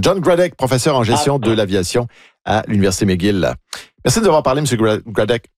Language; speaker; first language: French; native; French